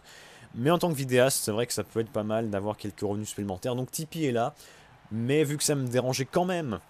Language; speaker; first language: French; native; French